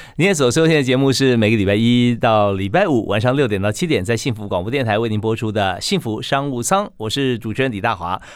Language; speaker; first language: Chinese; native; Chinese